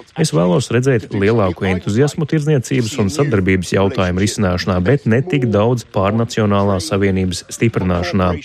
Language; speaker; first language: Latvian; early bilingual, heritage; Latvian